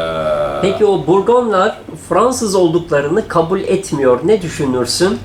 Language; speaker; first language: Turkish; native; Turkish